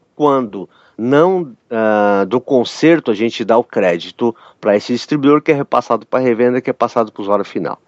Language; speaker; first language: Portuguese; native; Portuguese